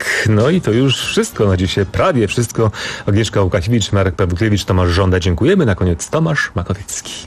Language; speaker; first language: Polish; native; Polish